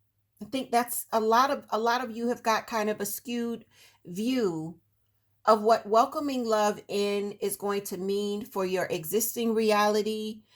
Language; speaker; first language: English; native; English